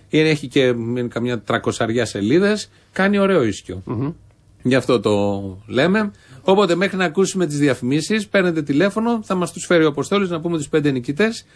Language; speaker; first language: Greek; native; Greek